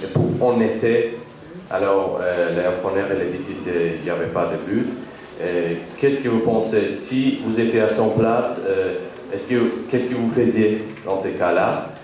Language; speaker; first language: French; non-native, learner; Azerbaijani